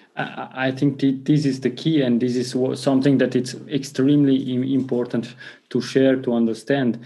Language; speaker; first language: English; non-native, fluent; Italian